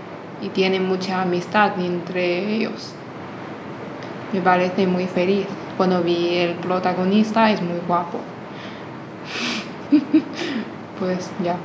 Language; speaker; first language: Spanish; non-native, fluent; Chinese